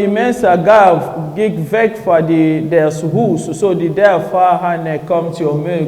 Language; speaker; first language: Danish; non-native, learner; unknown